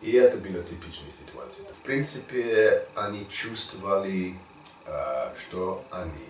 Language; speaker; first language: Russian; non-native, learner; English